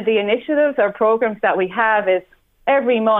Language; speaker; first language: English; native; English